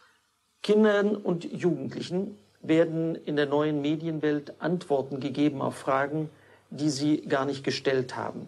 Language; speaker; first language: German; native; German